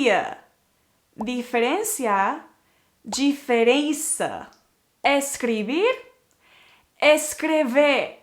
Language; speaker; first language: Portuguese; non-native, fluent; English